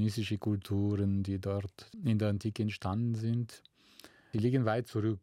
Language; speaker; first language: German; non-native, fluent; Bulgarian